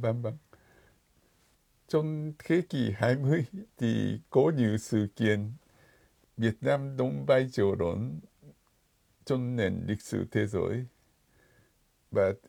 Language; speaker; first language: Vietnamese; non-native, fluent; Japanese